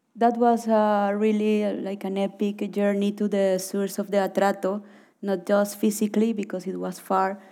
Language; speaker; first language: English; non-native, learner; Spanish